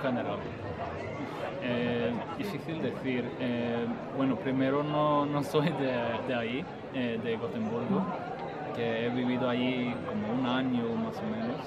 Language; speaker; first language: Spanish; non-native, fluent; Swedish